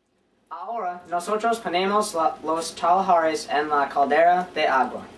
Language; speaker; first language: Spanish; non-native, learner; English